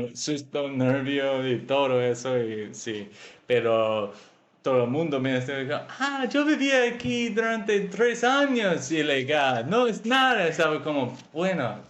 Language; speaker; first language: Spanish; non-native, fluent; English